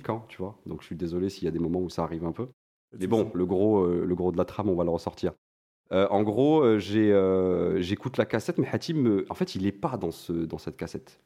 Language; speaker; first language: French; non-native, local second language; Arabic